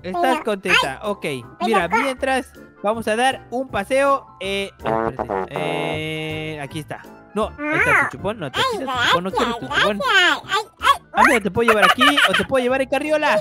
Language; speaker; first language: Spanish; native; Spanish